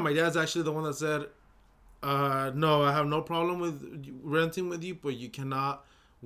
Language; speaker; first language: English; early bilingual, other home language; Spanish